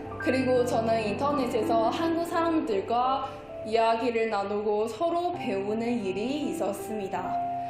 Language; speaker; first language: Korean; non-native, fluent; Chinese